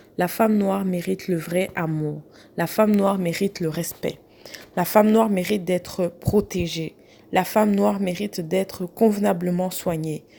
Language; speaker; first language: French; non-native, fluent; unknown